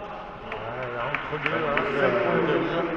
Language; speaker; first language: French; native; French